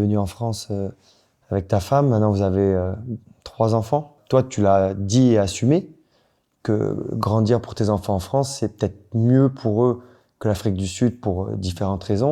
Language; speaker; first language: French; native; French